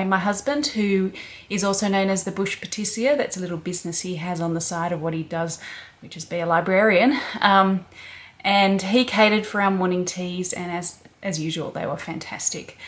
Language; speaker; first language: English; native; English